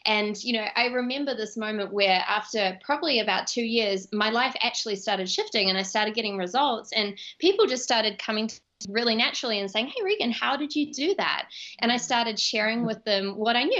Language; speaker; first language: English; native; English